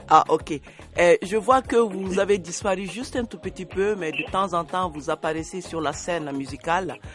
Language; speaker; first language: French; non-native, local second language; Bambara